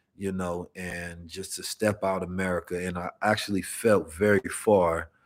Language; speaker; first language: English; native; English